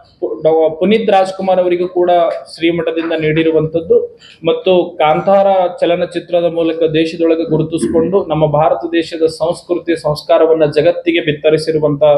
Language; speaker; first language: Kannada; native; Kannada